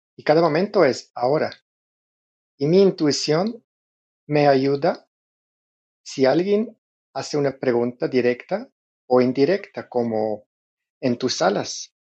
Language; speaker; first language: Spanish; non-native, fluent; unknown